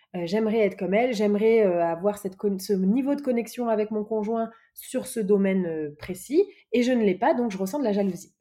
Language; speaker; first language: French; native; French